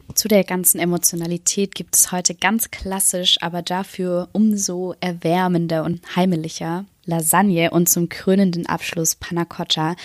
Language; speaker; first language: German; native; German